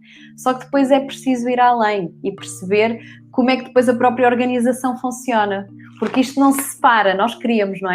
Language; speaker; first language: Portuguese; native; Portuguese